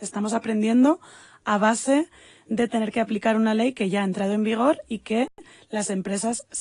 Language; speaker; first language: Spanish; native; Spanish